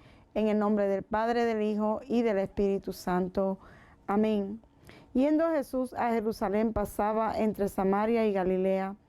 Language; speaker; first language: Spanish; native; Spanish